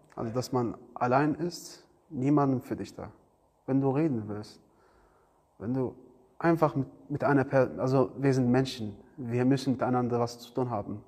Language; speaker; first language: German; non-native, learner; Arabic